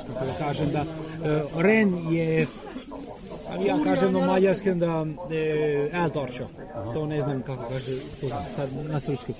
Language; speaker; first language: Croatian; non-native, local second language; Hungarian